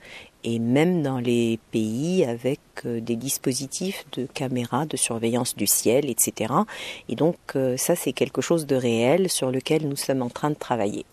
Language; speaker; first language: French; non-native, local second language; Arabic